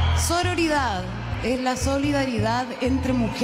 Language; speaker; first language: Spanish; native; Spanish